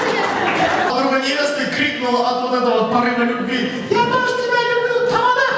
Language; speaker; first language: Russian; non-native, local second language; Kazakh